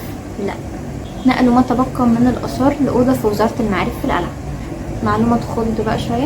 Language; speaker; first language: Arabic; native; Arabic